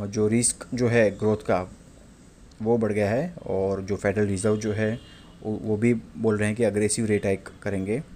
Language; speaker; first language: Hindi; non-native, local second language; Gujarati